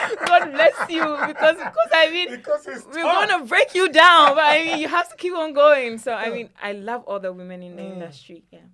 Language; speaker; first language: English; non-native, local second language; Ewe